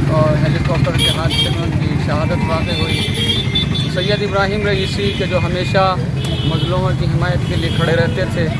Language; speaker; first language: Urdu; native; Urdu